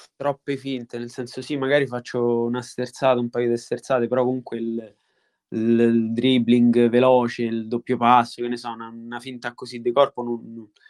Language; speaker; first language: Italian; native; Italian